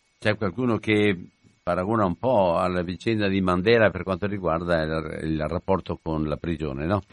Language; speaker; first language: Italian; native; Italian